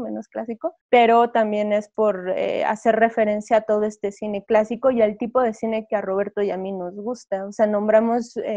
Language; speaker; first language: Spanish; native; Spanish